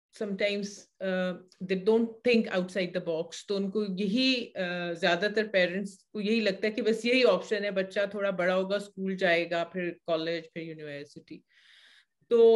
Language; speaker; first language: Urdu; native; Urdu